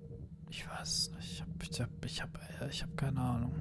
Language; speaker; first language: German; native; German